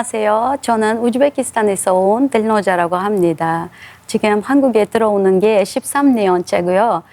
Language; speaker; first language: Korean; non-native, fluent; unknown